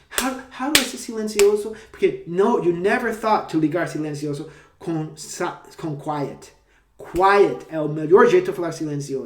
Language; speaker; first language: Portuguese; non-native, fluent; English